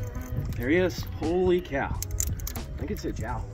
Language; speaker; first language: English; native; English